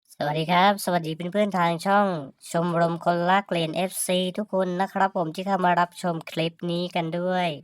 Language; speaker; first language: Thai; native; Thai